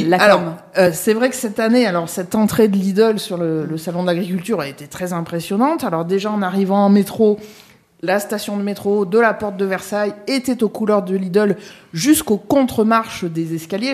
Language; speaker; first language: French; native; French